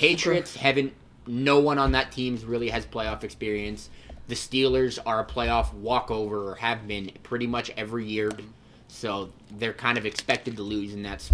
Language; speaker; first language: English; native; English